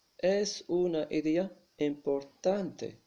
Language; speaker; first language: Spanish; non-native, fluent; Arabic